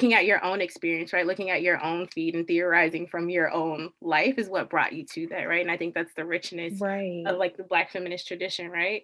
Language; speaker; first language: English; native; English